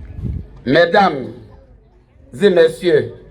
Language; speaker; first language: French; non-native, local second language; Baoulé